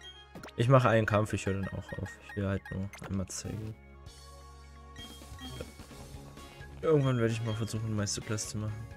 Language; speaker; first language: German; native; German